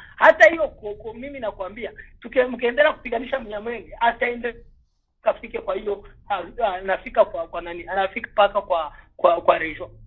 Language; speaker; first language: Swahili; non-native, local second language; Kinyarwanda